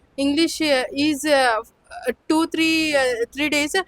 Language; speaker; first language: English; non-native, local second language; Kannada